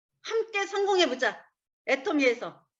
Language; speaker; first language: Korean; native; Korean